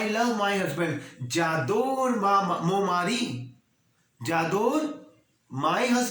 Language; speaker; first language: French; non-native, learner; Hindi